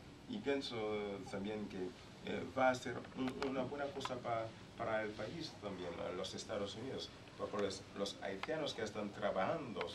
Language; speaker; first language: Spanish; non-native, learner; Haitian Creole